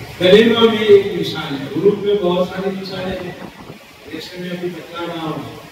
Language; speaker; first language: Urdu; native; Urdu